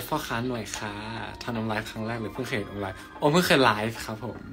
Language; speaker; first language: Thai; native; Thai